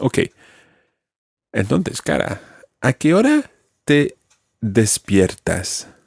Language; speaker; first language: Spanish; non-native, fluent; English